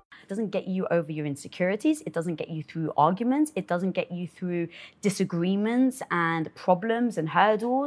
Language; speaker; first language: English; native; English